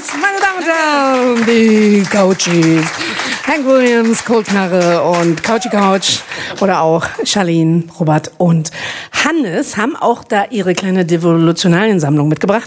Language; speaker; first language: German; native; German